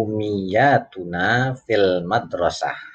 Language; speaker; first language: Arabic; non-native, fluent; Indonesian